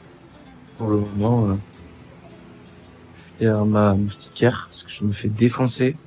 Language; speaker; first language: French; native; French